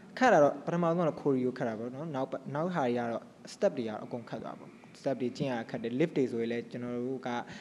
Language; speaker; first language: Burmese; native; Burmese